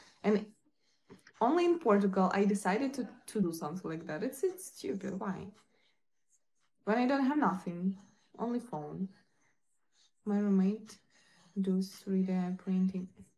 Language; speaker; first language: English; non-native, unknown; Ukrainian